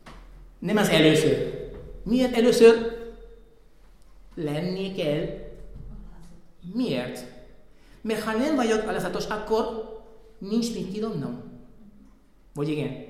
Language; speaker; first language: Hungarian; non-native, fluent; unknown